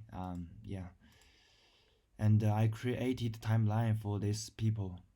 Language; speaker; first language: English; non-native, learner; Chinese